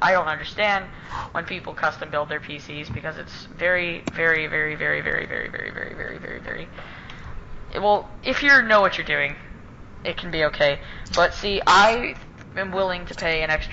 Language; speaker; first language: English; native; English